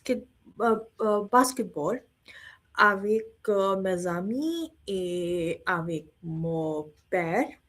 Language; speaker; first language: French; non-native, learner; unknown